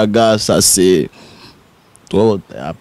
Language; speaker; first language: Italian; non-native, learner; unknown